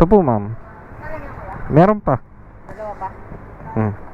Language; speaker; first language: Filipino; native; Filipino